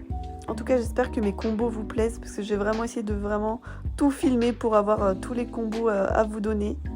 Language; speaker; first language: French; native; French